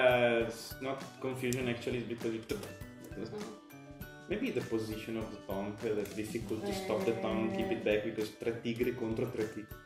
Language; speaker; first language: English; non-native, fluent; Italian